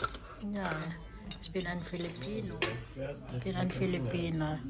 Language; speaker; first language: German; non-native, learner; Filipino